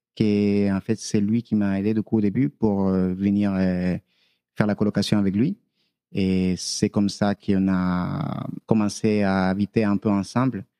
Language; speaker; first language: French; non-native, fluent; Spanish